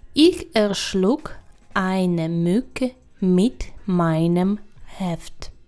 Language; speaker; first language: German; non-native, fluent; Ukrainian